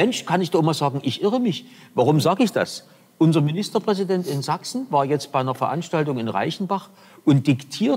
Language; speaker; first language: German; native; German